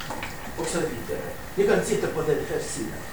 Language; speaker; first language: Swedish; non-native, fluent; Russian